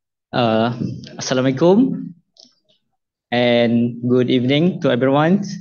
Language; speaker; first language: English; non-native, local second language; Malay